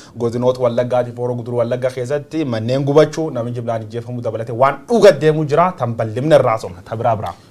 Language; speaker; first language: Oromo; native; Oromo